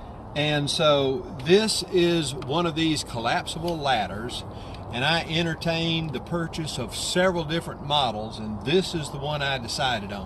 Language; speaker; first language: English; native; English